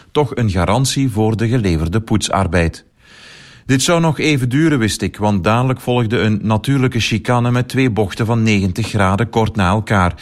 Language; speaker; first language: Dutch; native; Dutch